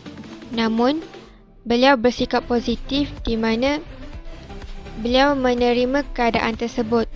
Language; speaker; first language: Malay; native; Malay